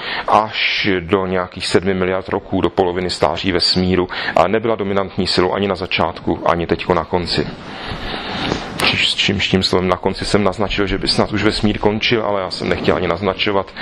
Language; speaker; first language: Czech; native; Czech